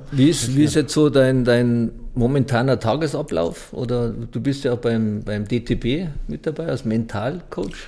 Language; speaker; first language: German; native; German